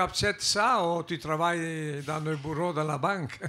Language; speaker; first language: French; non-native, fluent; Italian